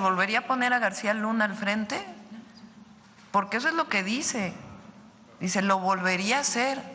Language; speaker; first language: Spanish; native; Spanish